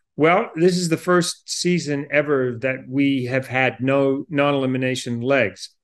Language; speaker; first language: English; native; English